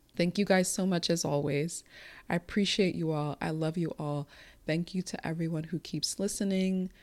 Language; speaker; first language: English; early bilingual, other home language; Igbo